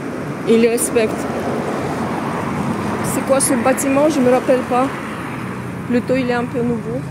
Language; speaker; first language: French; non-native, fluent; Russian